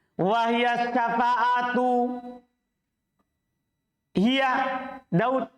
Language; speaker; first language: Arabic; non-native, fluent; Indonesian